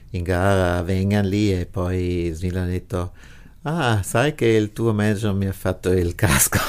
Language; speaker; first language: Italian; non-native, local second language; German